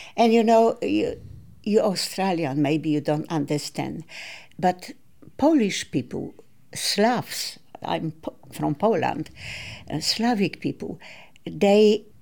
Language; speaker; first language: English; non-native, learner; Polish